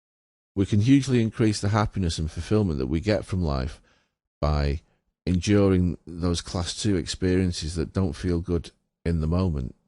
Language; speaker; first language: English; native; English